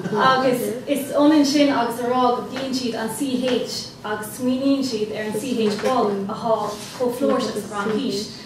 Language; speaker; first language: Irish; non-native, local second language; English